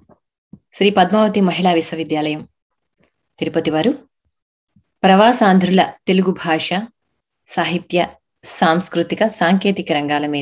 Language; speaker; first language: Telugu; native; Telugu